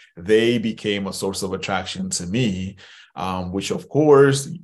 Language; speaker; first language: English; early bilingual, other home language; Spanish